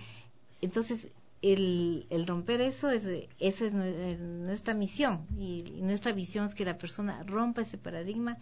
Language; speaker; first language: Spanish; native; Spanish